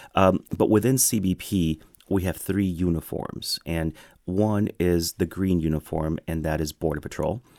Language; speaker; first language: English; early bilingual, other home language; Spanish